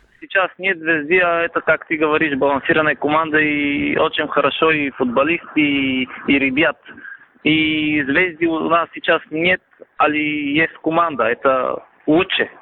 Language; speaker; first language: Russian; non-native, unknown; Bulgarian